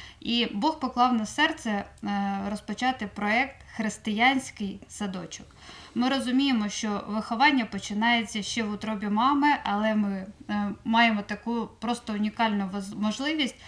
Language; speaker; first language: Ukrainian; non-native, local second language; Russian